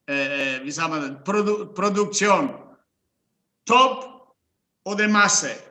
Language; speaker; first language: German; non-native, fluent; Italian